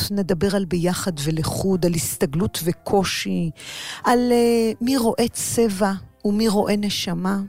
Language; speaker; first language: Hebrew; native; Hebrew